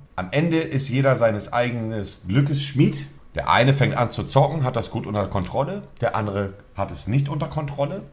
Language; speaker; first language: German; native; German